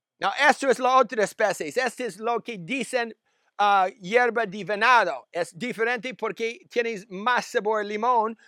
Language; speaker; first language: Spanish; non-native, learner; English